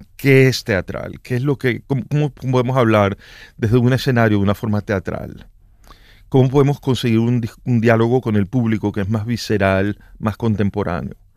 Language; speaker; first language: Spanish; native; Spanish